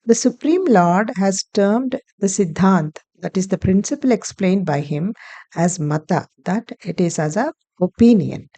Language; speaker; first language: English; non-native, local second language; Telugu